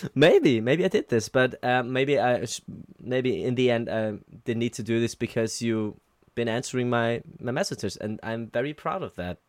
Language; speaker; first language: English; non-native, fluent; German